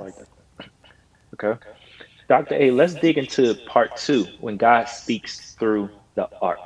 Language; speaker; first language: English; native; English